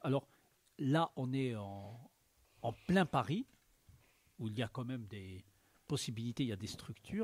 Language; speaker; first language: French; native; French